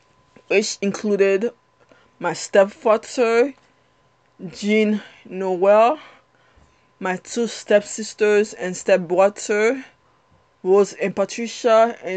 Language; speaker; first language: English; early bilingual, other home language; Haitian Creole